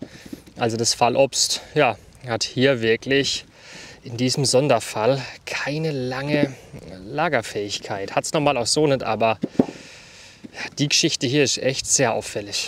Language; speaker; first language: German; native; German